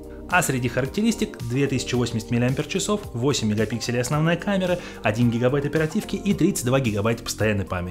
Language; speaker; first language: Russian; native; Russian